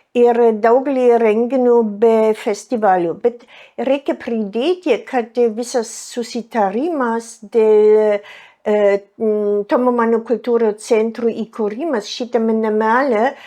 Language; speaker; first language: Lithuanian; non-native, fluent; German